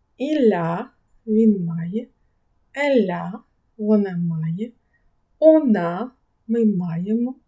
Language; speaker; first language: French; non-native, fluent; Ukrainian